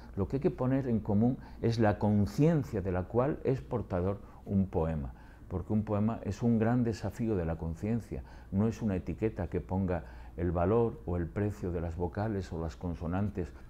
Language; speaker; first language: Spanish; native; Spanish